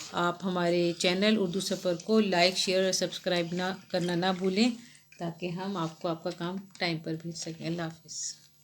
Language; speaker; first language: Urdu; native; Urdu